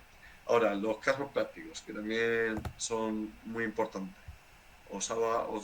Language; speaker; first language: Spanish; native; Spanish